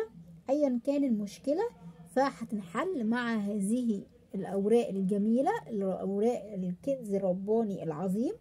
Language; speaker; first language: Arabic; native; Arabic